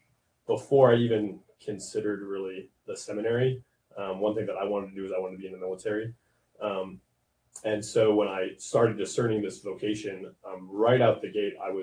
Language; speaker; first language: English; native; English